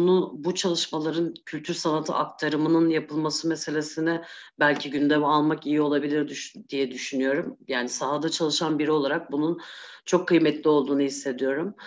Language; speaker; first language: Turkish; native; Turkish